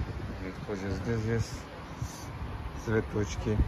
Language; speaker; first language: Russian; non-native, learner; Turkish